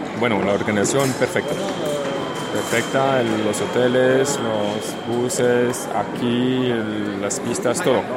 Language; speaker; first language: Spanish; non-native, fluent; French